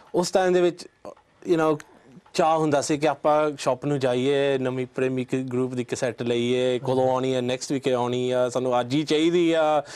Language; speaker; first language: Punjabi; early bilingual, heritage; Punjabi